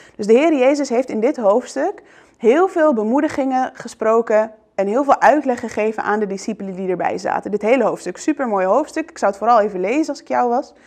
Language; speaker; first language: Dutch; early bilingual, other home language; Arabic